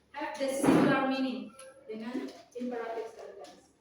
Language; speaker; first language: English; non-native, learner; Indonesian